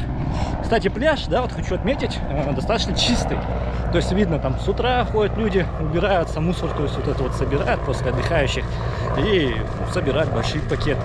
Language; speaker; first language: Russian; native; Russian